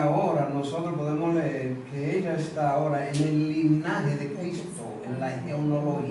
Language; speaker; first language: Spanish; native; Spanish